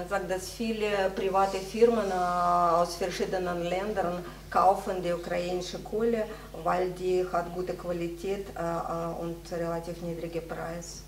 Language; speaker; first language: German; non-native, fluent; Russian